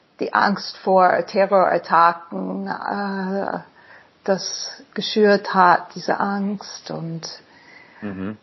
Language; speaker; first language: German; non-native, fluent; English